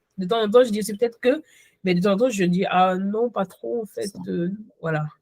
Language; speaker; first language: French; early bilingual, other home language; Ghomala